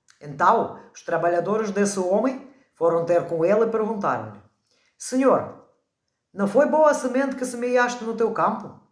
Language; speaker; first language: Portuguese; non-native, fluent; Ukrainian